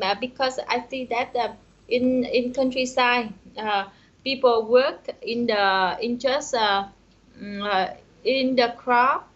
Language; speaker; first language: English; non-native, learner; Vietnamese